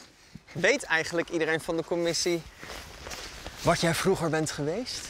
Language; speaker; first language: Dutch; native; Dutch